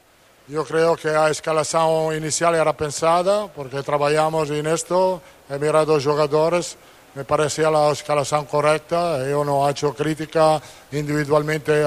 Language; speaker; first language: Portuguese; non-native, learner; Italian